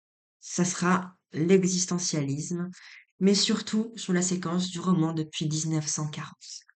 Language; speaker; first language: French; native; French